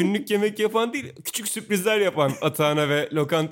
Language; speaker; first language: Turkish; native; Turkish